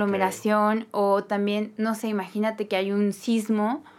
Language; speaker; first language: Spanish; native; Spanish